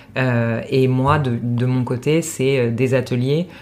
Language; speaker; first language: French; native; French